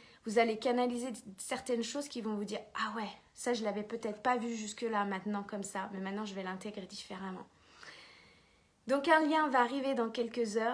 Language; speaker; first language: French; native; French